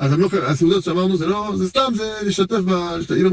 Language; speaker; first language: Hebrew; non-native, fluent; French